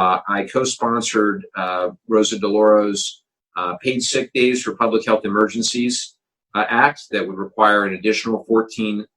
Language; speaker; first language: English; native; English